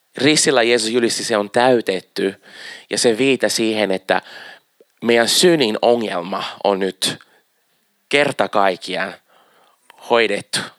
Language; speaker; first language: Finnish; non-native, fluent; Portuguese